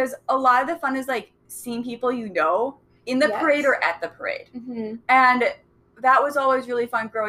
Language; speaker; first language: English; native; English